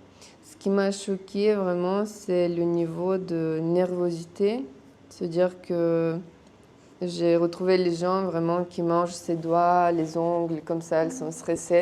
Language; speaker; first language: French; non-native, fluent; Russian